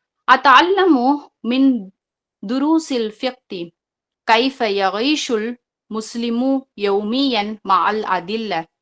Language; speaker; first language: Arabic; non-native, learner; Tamil